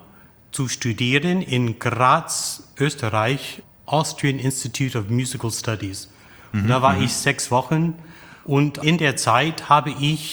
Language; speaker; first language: German; non-native, fluent; English